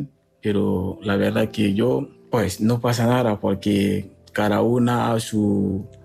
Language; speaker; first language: Spanish; non-native, learner; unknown